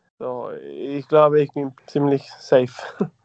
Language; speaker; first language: German; non-native, fluent; Spanish